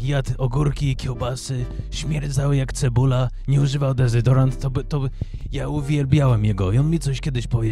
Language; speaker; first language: Polish; early bilingual, heritage; English